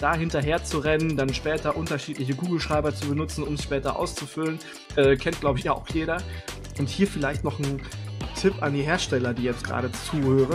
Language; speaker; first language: German; native; German